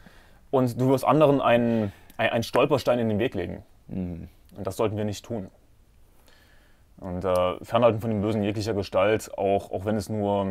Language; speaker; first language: German; native; German